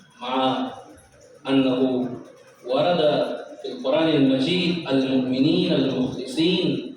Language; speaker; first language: Arabic; non-native, fluent; Urdu